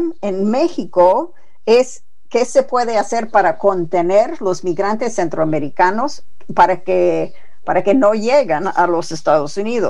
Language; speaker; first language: Spanish; non-native, fluent; English